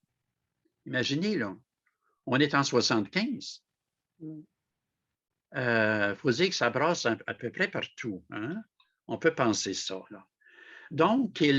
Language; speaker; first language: French; native; French